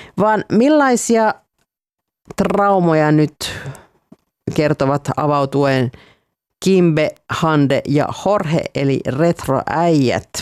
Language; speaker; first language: Finnish; native; Finnish